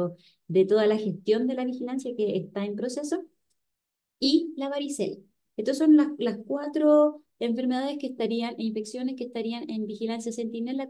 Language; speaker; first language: Spanish; native; Spanish